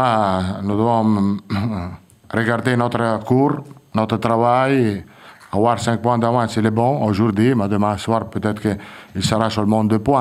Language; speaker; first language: French; non-native, fluent; Italian